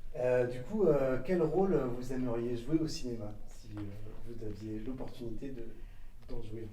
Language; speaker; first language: French; native; French